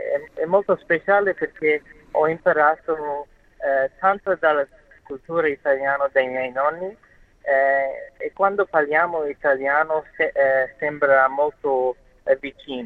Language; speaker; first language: Italian; non-native, learner; English